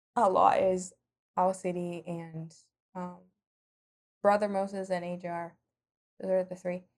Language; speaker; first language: English; non-native, fluent; Spanish